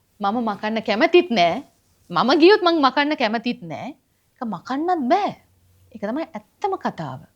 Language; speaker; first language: Sinhala; non-native, local second language; Tamil